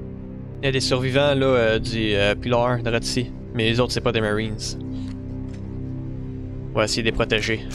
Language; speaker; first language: French; native; French